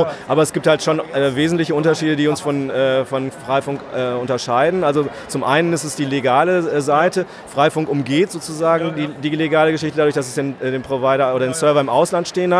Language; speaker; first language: German; native; German